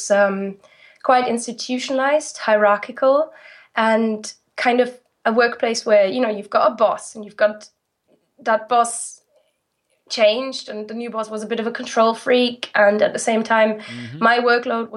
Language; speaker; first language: English; non-native, fluent; German